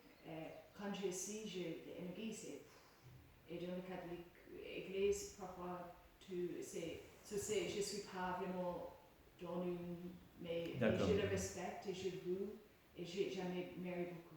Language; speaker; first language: French; non-native, learner; English